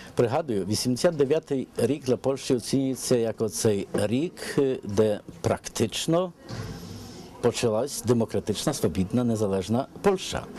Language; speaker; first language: Ukrainian; early bilingual, heritage; Ukrainian